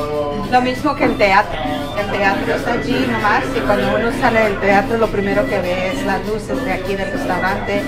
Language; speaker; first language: Spanish; early bilingual, other home language; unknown